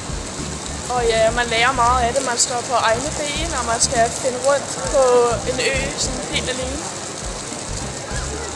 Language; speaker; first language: Danish; native; Danish